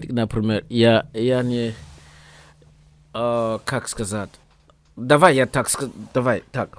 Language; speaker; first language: Russian; non-native, learner; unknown